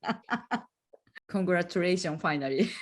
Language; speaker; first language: English; non-native, learner; Japanese